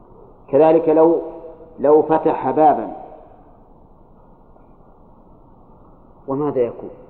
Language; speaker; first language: Arabic; native; Arabic